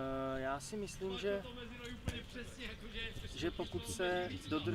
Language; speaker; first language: Czech; native; Czech